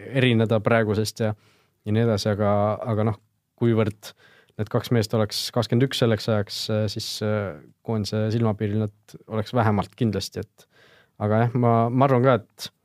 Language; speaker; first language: Estonian; native; Estonian